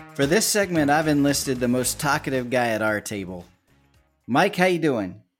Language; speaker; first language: English; native; English